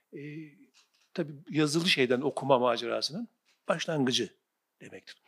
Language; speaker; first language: Turkish; native; Turkish